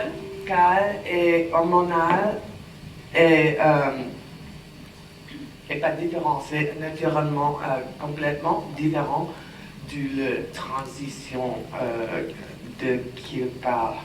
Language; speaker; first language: French; non-native, fluent; English